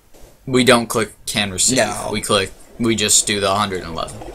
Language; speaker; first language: English; native; English